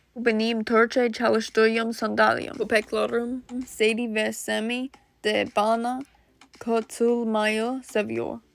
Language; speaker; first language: Turkish; non-native, learner; English